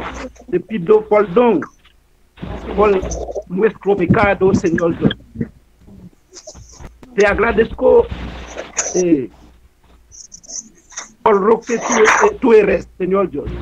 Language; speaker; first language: Spanish; non-native, learner; Haitian Creole